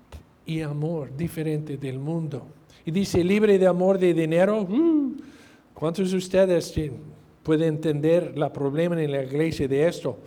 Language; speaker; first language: Spanish; non-native, fluent; English